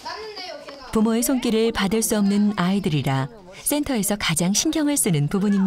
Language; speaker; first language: Korean; native; Korean